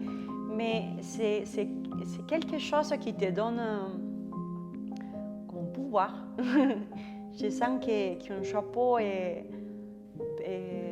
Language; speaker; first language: French; non-native, fluent; Spanish